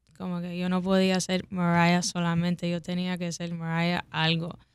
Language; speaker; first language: Spanish; early bilingual, heritage; Spanish